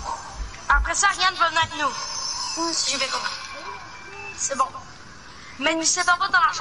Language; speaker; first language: French; native; French